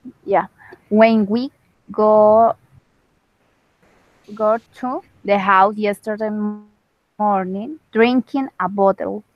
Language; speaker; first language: English; non-native, learner; Spanish